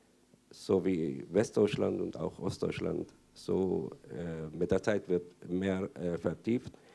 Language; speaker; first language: German; non-native, fluent; Arabic